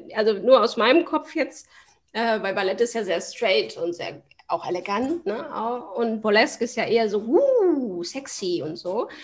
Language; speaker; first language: German; native; German